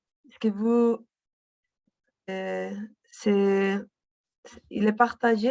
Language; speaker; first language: French; non-native, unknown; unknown